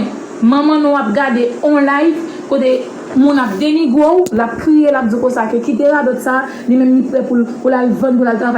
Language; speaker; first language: French; non-native, local second language; Haitian Creole